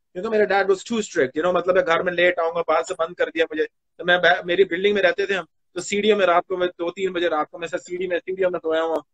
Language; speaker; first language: Hindi; early bilingual, other home language; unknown